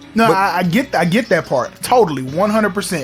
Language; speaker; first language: English; native; English